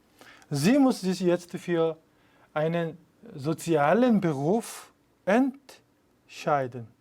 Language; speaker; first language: German; non-native, fluent; Korean